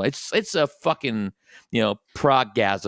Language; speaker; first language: English; native; English